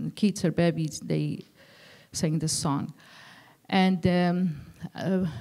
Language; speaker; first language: English; non-native, learner; Persian